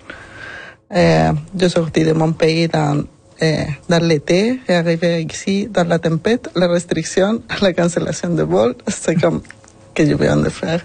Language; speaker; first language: French; non-native, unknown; Spanish